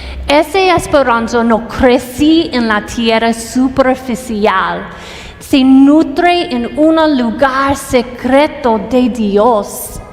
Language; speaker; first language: Spanish; non-native, fluent; English